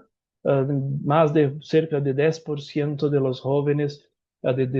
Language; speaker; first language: Spanish; non-native, learner; Portuguese